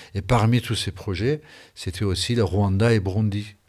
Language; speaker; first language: French; non-native, fluent; Persian